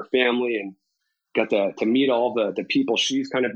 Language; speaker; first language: English; native; English